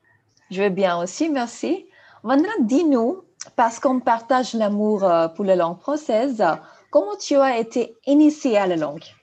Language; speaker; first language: French; non-native, fluent; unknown